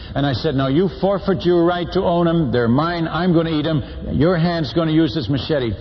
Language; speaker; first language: English; non-native, fluent; Dutch